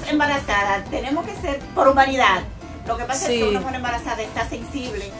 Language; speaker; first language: Spanish; native; Spanish